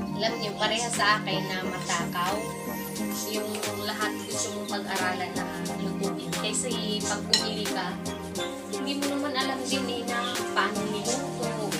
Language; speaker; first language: Filipino; non-native, local second language; Cebuano